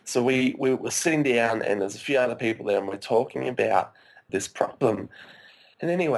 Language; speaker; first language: English; native; English